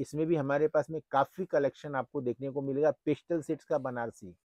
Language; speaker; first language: Hindi; non-native, local second language; Bangla